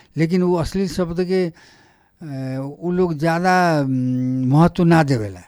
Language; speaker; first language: Bhojpuri; non-native, local second language; Nepali